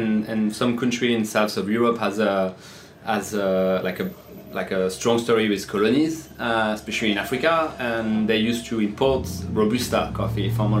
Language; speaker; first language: English; non-native, fluent; French